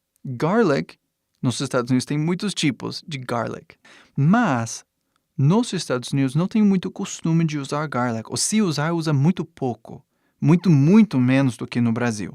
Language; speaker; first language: Portuguese; non-native, fluent; English